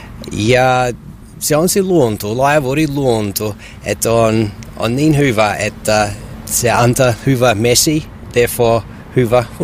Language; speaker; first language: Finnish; non-native, learner; English